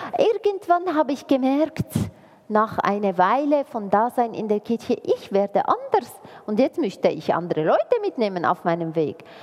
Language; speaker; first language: German; non-native, fluent; Arabic